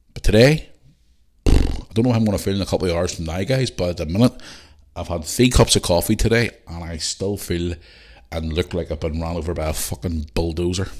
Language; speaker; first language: English; native; English